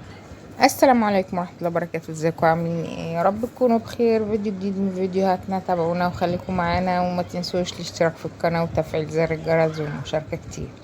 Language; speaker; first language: Arabic; native; Arabic